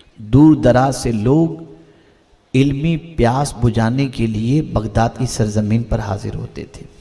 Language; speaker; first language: Urdu; native; Urdu